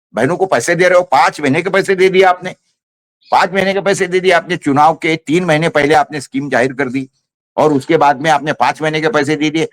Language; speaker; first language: Hindi; non-native, local second language; Marathi